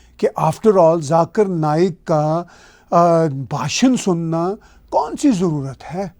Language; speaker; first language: Urdu; non-native, local second language; Punjabi